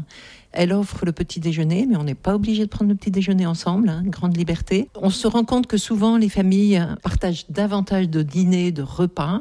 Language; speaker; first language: French; native; French